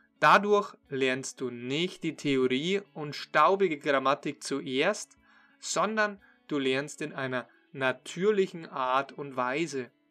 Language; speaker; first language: German; native; German